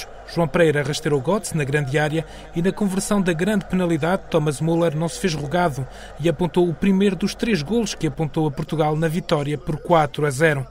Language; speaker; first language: Portuguese; native; Portuguese